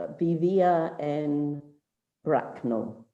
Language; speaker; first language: Spanish; non-native, learner; English